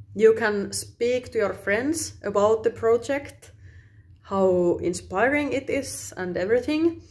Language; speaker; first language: English; non-native, fluent; Finnish